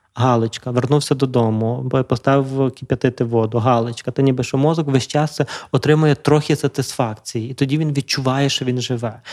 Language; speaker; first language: Ukrainian; native; Ukrainian